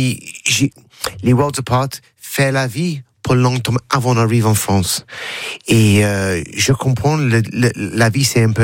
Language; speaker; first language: French; non-native, learner; English